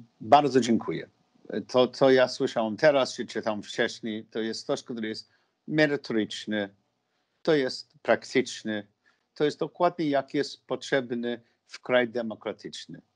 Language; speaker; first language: Polish; non-native, learner; English